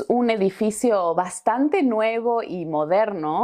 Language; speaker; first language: Spanish; native; Spanish